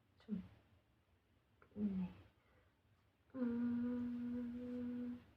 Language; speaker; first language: Korean; non-native, learner; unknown